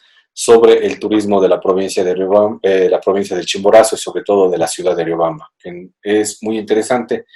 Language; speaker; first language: Spanish; native; Spanish